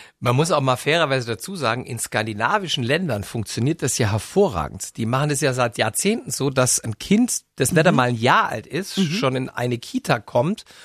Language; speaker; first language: German; native; German